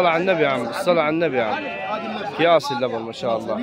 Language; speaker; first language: Arabic; native; Arabic